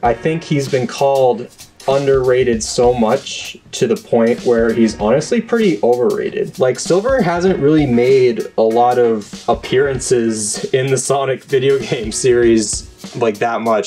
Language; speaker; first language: English; native; English